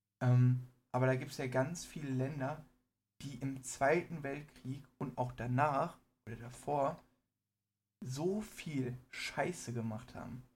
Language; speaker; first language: German; early bilingual, other home language; Persian